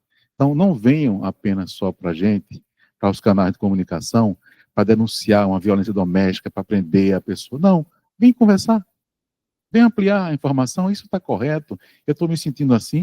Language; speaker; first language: Portuguese; native; Portuguese